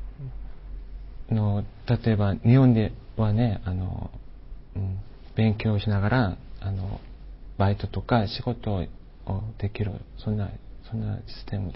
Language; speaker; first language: Japanese; non-native, fluent; Korean